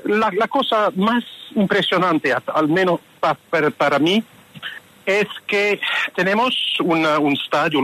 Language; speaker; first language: Spanish; non-native, fluent; French